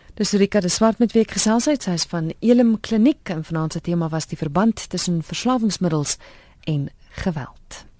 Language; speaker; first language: Afrikaans; native; Afrikaans